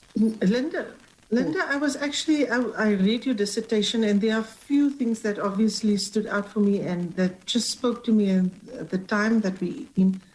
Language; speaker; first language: English; non-native, local second language; Afrikaans